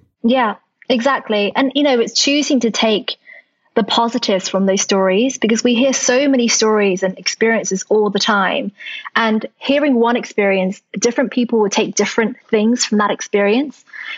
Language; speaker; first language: English; early bilingual, other home language; Chinese